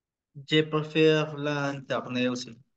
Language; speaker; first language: French; non-native, learner; Spanish